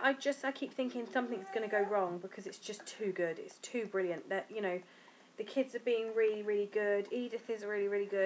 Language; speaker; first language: English; native; English